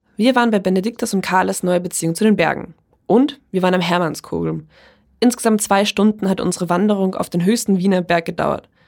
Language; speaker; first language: German; early bilingual, other home language; Polish